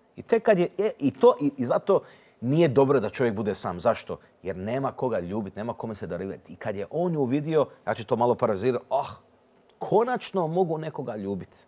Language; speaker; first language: Croatian; early bilingual, heritage; Croatian